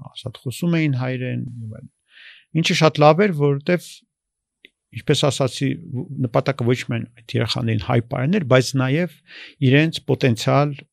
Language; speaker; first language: Armenian; native; Armenian